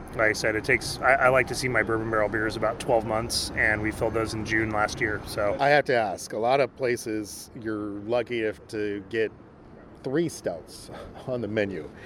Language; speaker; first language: English; non-native, fluent; Spanish